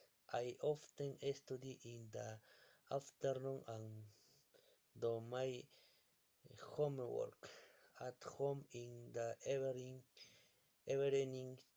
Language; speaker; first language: English; non-native, learner; Spanish